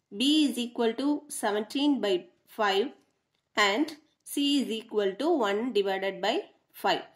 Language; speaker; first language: English; non-native, local second language; Tamil